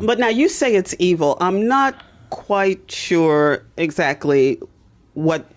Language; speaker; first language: English; native; English